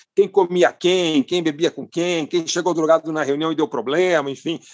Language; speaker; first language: Portuguese; non-native, fluent; English